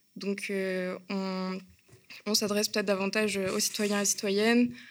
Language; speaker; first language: French; native; French